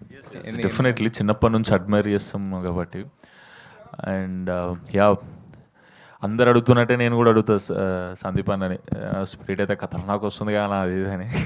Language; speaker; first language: Telugu; native; Telugu